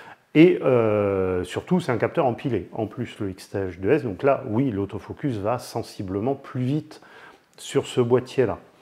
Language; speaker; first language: French; native; French